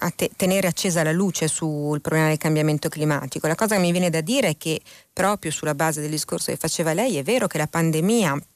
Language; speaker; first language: Italian; native; Italian